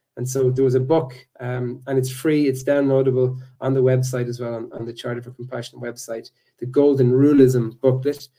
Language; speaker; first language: English; native; English